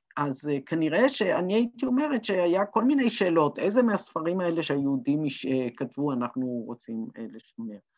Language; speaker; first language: Hebrew; native; Hebrew